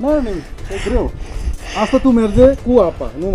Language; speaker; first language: Romanian; non-native, learner; Bangla